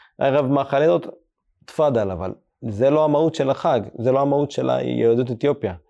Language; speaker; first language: Hebrew; early bilingual, other home language; Amharic